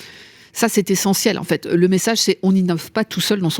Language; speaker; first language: French; native; French